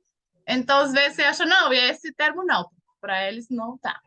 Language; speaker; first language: Portuguese; non-native, fluent; Spanish